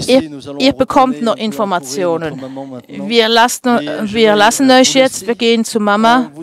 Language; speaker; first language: German; non-native, fluent; French